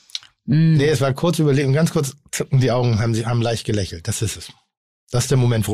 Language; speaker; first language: German; native; German